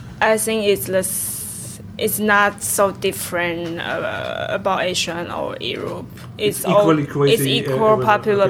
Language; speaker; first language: English; non-native, learner; Chinese